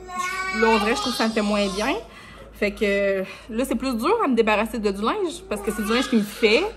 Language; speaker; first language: French; native; French